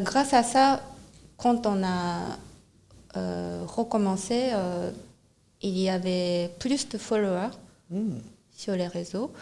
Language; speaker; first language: French; non-native, fluent; Japanese